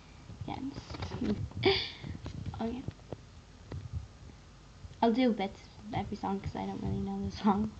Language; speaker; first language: English; native; English